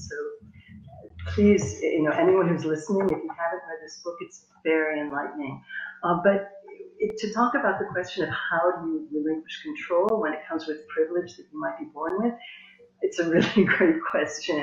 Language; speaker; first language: English; native; English